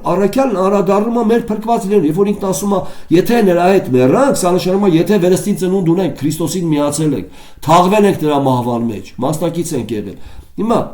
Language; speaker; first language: Armenian; native; Armenian